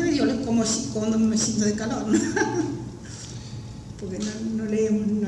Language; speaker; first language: Spanish; native; Spanish